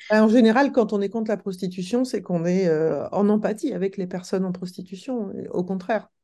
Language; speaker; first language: French; native; French